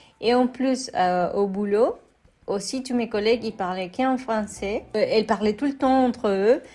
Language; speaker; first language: French; non-native, fluent; Spanish